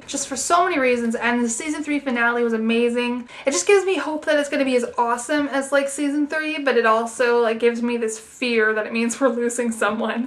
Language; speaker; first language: English; native; English